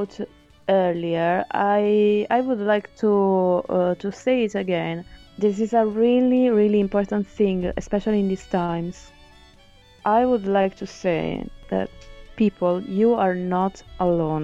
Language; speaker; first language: English; non-native, fluent; Italian